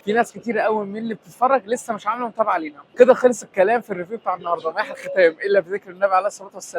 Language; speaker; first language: Arabic; native; Arabic